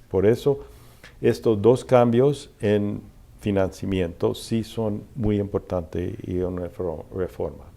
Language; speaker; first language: Spanish; non-native, fluent; English